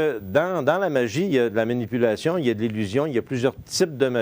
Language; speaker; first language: French; native; French